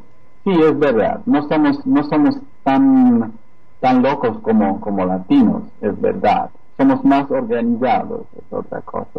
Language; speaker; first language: Spanish; non-native, fluent; Polish